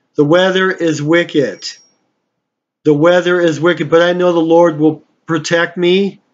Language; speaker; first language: English; native; English